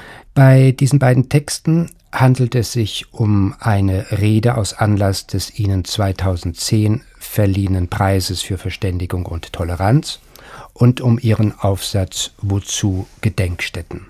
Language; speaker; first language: German; native; German